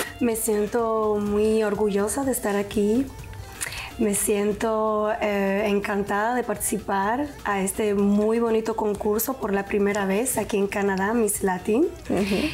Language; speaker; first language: Spanish; native; Spanish